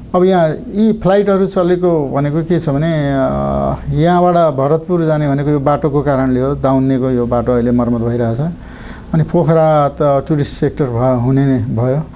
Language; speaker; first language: Nepali; native; Nepali